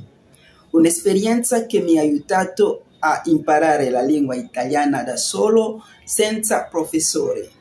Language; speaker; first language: Italian; non-native, learner; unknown